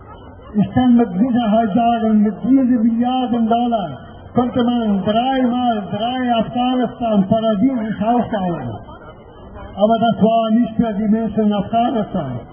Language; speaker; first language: German; non-native, fluent; Persian